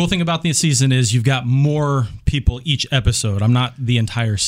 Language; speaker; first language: English; native; English